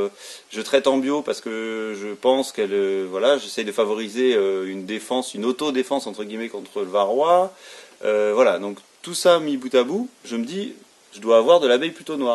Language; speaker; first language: French; native; French